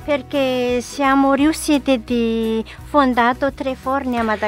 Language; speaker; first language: Italian; non-native, learner; Malagasy